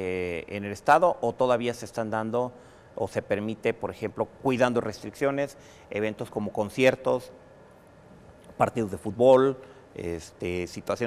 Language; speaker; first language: Spanish; native; Spanish